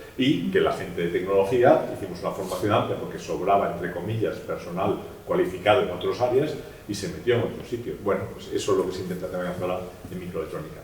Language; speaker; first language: Spanish; native; Spanish